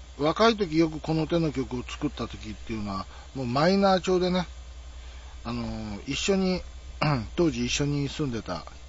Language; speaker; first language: Japanese; native; Japanese